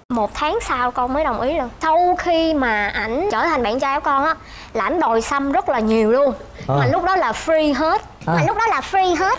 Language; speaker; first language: Vietnamese; native; Vietnamese